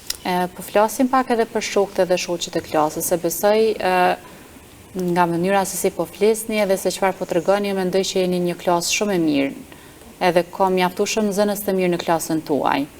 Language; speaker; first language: Albanian; native; Albanian